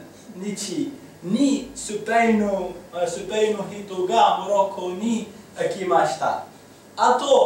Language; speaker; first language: Japanese; non-native, learner; Arabic